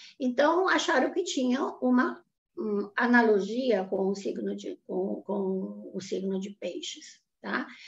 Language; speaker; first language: Portuguese; non-native, fluent; Italian